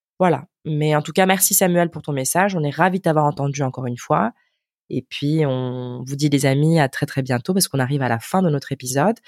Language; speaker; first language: French; native; French